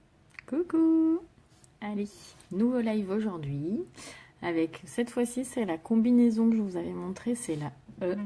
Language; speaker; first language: French; native; French